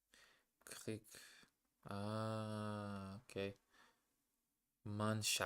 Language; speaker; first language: German; non-native, learner; Portuguese